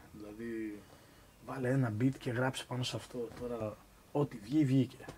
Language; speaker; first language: Greek; early bilingual, other home language; English